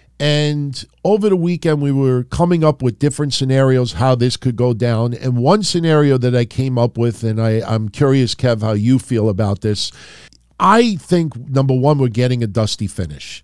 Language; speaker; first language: English; native; English